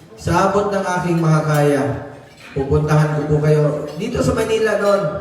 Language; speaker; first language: Filipino; non-native, local second language; Cebuano